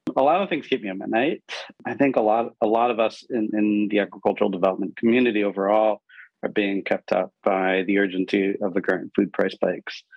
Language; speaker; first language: English; non-native, local second language; Urdu